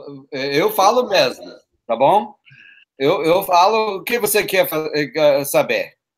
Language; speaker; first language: Portuguese; non-native, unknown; English